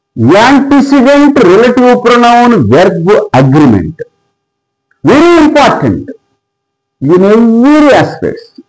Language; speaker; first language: English; non-native, local second language; Telugu